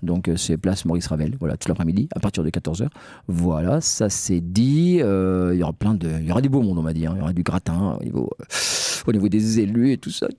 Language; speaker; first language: French; native; French